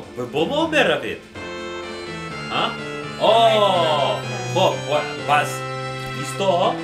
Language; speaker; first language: Persian; non-native, learner; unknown